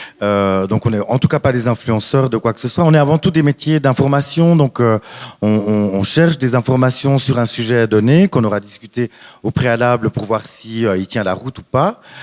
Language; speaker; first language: French; native; French